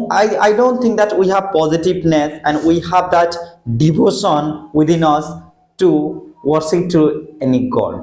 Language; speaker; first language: English; non-native, fluent; Hindi